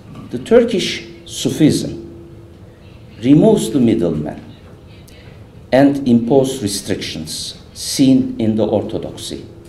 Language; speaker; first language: English; non-native, fluent; Turkish